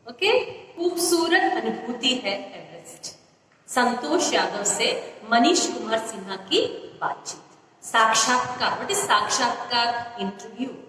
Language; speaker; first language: Hindi; non-native, local second language; Malayalam